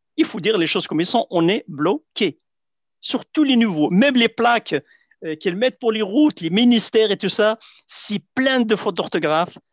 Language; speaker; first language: French; non-native, local second language; Central Atlas Tamazight